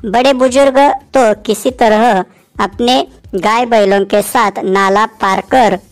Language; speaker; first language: Hindi; non-native, local second language; Marathi